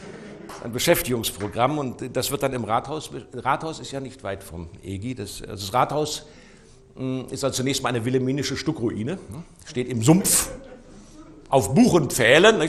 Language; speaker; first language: German; native; German